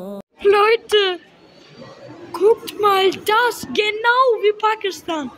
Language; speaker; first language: German; early bilingual, other home language; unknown